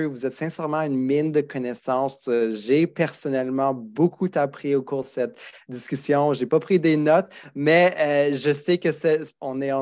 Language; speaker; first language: French; native; French